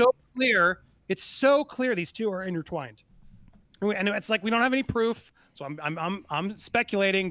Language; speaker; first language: English; native; English